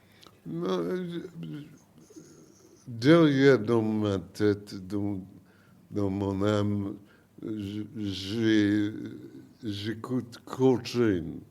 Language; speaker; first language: French; non-native, learner; English